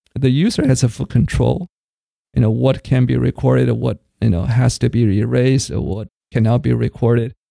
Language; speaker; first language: English; non-native, fluent; Chinese